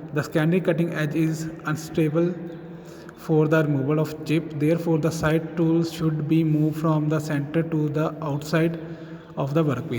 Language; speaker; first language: English; non-native, local second language; Punjabi